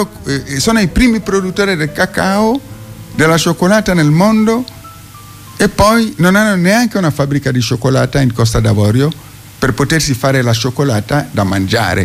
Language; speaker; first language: Italian; non-native, fluent; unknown